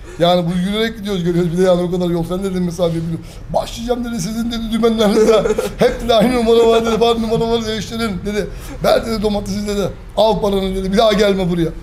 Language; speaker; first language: Turkish; early bilingual, heritage; Turkish